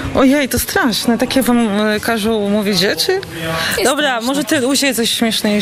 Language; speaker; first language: Polish; non-native, local second language; Belarusian